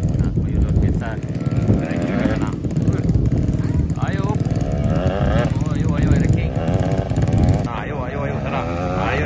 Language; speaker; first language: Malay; non-native, local second language; Minangkabau